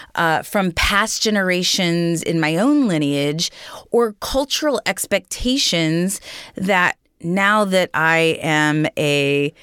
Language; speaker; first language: English; native; English